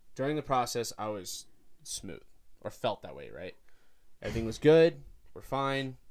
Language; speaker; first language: English; native; English